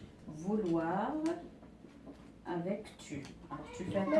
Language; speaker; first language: French; non-native, local second language; Arabic